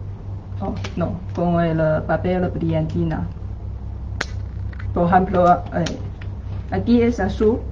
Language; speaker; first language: Spanish; non-native, learner; Chinese